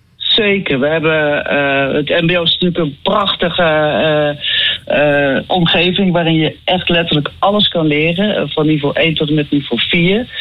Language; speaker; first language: Dutch; native; Dutch